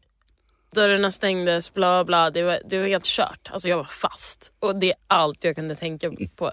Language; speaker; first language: Swedish; early bilingual, heritage; English